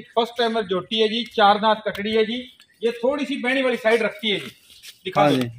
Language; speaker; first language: Hindi; native; Hindi